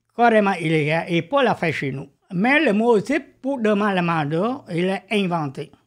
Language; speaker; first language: French; non-native, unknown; Vietnamese